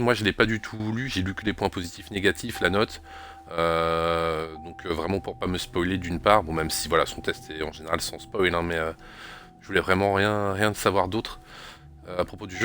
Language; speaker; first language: French; native; French